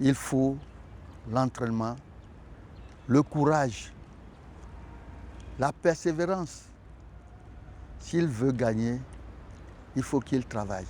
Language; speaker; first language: French; non-native, local second language; Ewe